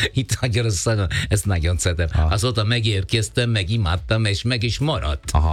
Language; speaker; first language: Hungarian; non-native, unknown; Italian